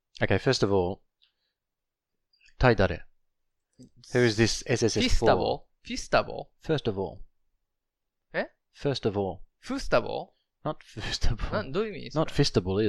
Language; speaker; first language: English; non-native, learner; Japanese